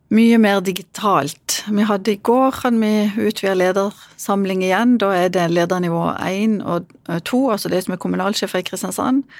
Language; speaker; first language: Norwegian; native; Norwegian